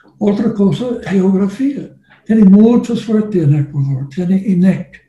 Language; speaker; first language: Spanish; non-native, learner; English